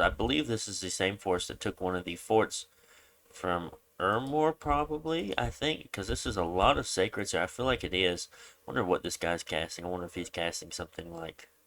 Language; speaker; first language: English; native; English